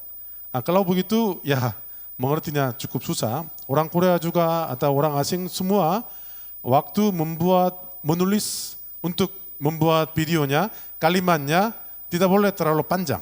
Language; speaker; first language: Indonesian; non-native, learner; Korean